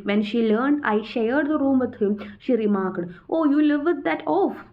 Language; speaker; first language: English; non-native, local second language; Malayalam